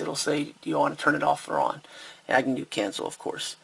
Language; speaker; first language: English; native; English